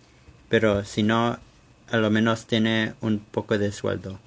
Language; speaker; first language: Spanish; non-native, fluent; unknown